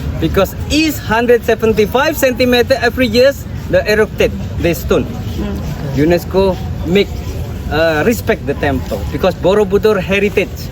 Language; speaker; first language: English; non-native, learner; Indonesian